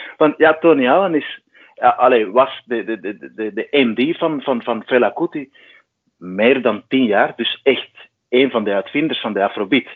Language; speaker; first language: Dutch; non-native, fluent; Spanish